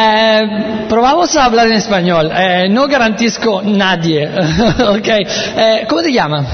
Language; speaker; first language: Spanish; non-native, learner; Italian